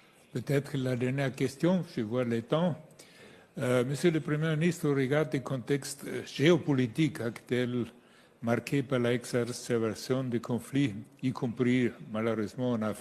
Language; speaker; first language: French; non-native, fluent; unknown